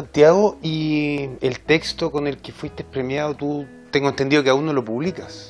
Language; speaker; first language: Spanish; native; Spanish